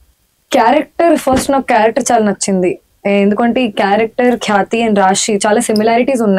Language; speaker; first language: Telugu; non-native, learner; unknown